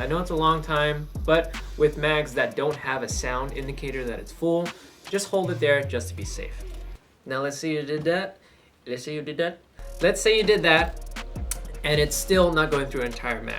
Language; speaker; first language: English; native; English